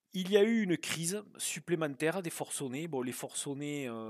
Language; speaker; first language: French; native; French